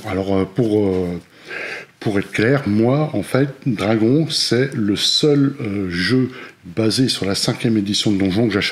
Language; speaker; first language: French; native; French